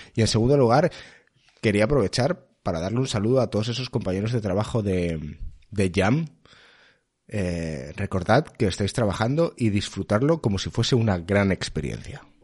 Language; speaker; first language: Spanish; native; Spanish